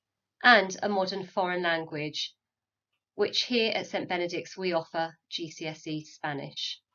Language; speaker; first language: English; native; English